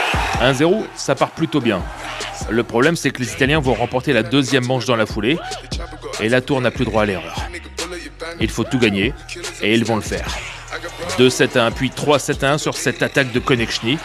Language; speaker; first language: French; native; French